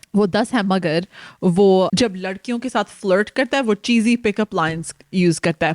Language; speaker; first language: Urdu; early bilingual, heritage; Urdu